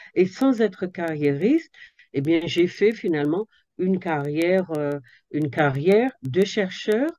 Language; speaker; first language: French; native; French